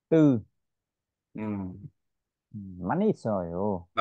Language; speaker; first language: Korean; non-native, learner; Vietnamese